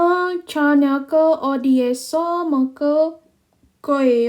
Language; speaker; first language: Korean; non-native, fluent; Indonesian